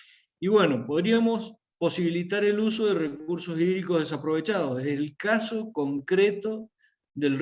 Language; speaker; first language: Spanish; native; Spanish